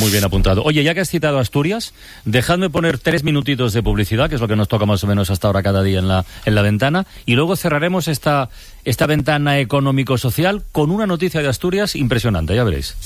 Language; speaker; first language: Spanish; native; Spanish